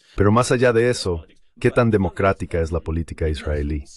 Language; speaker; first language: Spanish; native; Spanish